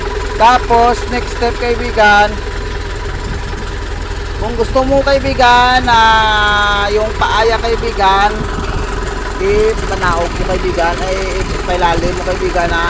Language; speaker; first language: Filipino; non-native, local second language; Cebuano